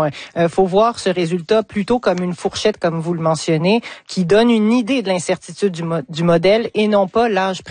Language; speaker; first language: French; native; French